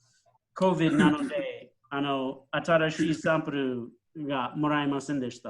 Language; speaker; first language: Japanese; non-native, fluent; English